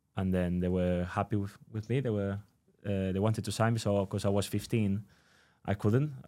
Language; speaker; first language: English; non-native, fluent; Spanish